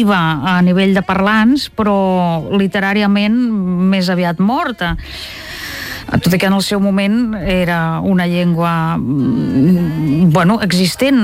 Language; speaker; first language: Catalan; non-native, fluent; Russian